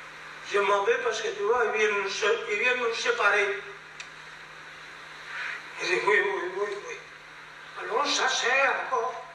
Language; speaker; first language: French; non-native, fluent; Spanish